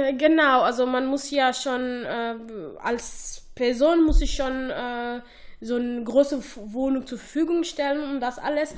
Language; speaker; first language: German; non-native, fluent; Somali